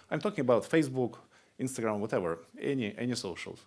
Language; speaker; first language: English; non-native, fluent; Russian